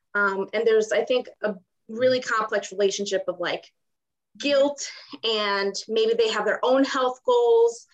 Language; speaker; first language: English; non-native, fluent; Ukrainian